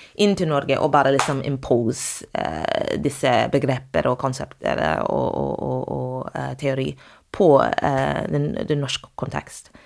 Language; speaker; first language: Norwegian; non-native, fluent; English